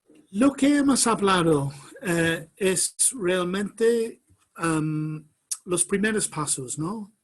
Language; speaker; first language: Spanish; non-native, fluent; English